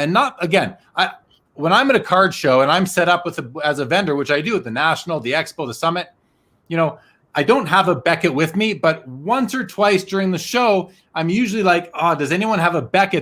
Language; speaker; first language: English; native; English